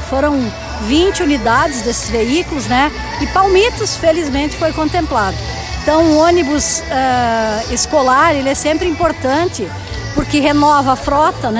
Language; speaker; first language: Portuguese; native; Portuguese